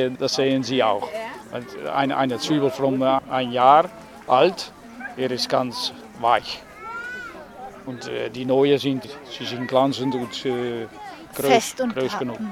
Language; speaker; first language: German; non-native, learner; Dutch